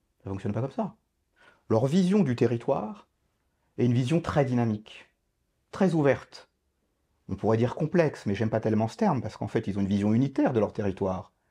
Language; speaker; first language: French; native; French